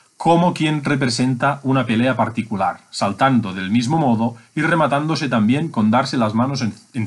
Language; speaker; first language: Spanish; non-native, local second language; Catalan